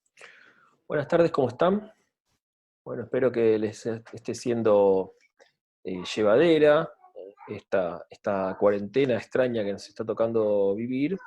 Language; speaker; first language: Spanish; native; Spanish